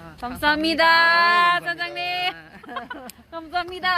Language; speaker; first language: Korean; non-native, learner; Thai